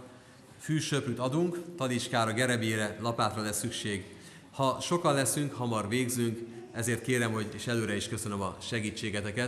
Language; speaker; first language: Hungarian; native; Hungarian